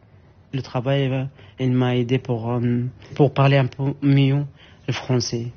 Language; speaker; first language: French; non-native, learner; Arabic